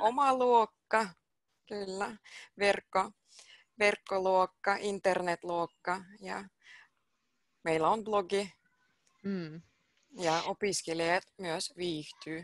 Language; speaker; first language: Finnish; non-native, fluent; Russian